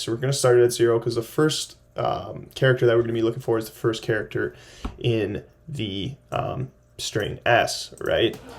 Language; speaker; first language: English; native; English